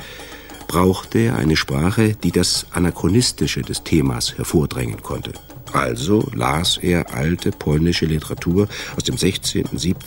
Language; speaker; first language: German; native; German